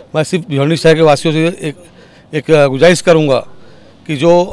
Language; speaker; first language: Hindi; non-native, local second language; Urdu